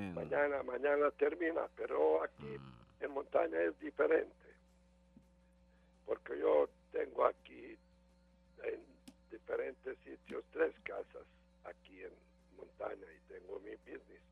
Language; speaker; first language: Spanish; non-native, learner; Serbian